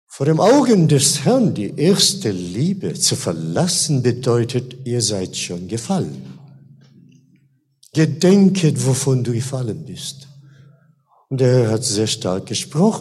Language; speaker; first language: German; non-native, fluent; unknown